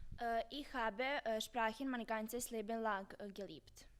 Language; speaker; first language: German; non-native, learner; Serbian